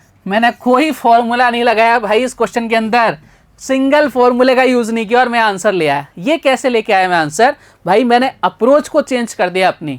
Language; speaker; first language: Hindi; native; Hindi